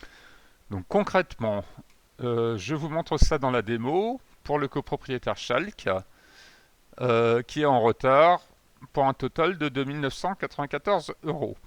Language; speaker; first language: French; native; French